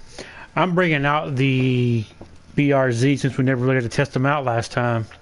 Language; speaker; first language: English; native; English